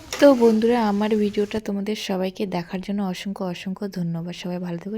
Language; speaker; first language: Bangla; non-native, local second language; Rangpuri